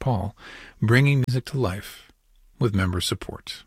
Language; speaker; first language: English; native; English